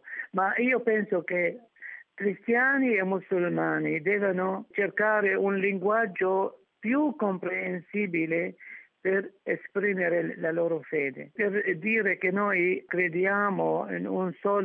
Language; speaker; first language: Italian; non-native, fluent; Arabic